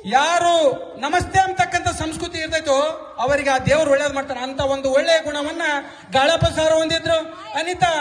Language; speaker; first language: Kannada; non-native, local second language; Lambadi